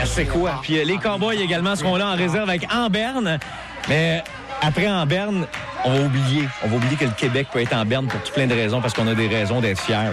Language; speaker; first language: French; native; French